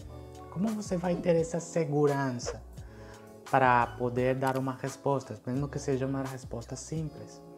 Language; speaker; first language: Portuguese; non-native, fluent; Spanish